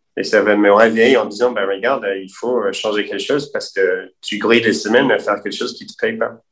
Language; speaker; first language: French; non-native, fluent; English